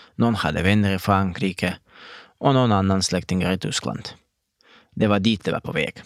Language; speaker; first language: Swedish; non-native, fluent; Russian